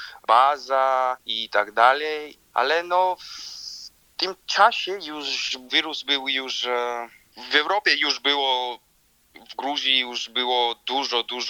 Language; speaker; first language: Polish; non-native, learner; Georgian